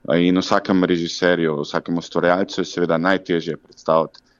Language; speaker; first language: Slovenian; native; Slovenian